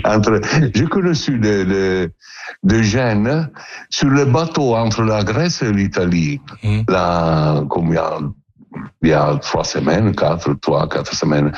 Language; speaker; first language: French; non-native, learner; Italian